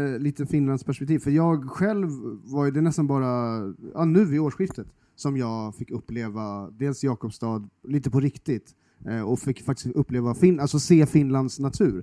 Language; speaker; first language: Swedish; native; Swedish